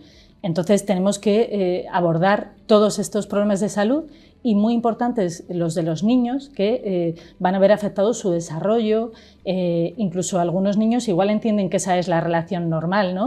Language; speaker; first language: Spanish; native; Spanish